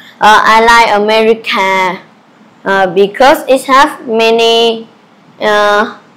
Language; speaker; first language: English; non-native, learner; Vietnamese